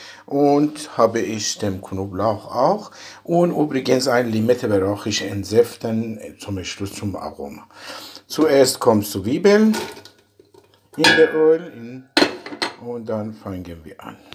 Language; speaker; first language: German; non-native, fluent; Persian